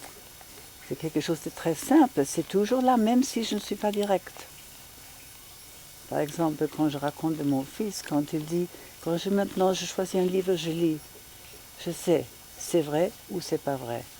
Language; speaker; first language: French; non-native, fluent; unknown